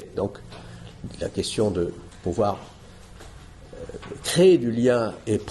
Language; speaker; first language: French; native; French